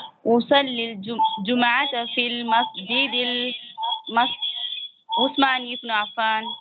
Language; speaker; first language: Arabic; non-native, learner; Tamil